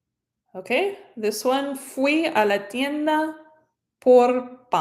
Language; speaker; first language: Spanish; non-native, fluent; English